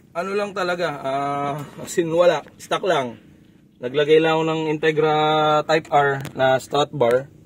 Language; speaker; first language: Filipino; native; Filipino